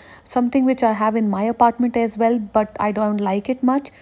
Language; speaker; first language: English; non-native, local second language; Hindi